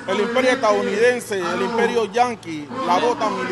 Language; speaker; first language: Spanish; native; Spanish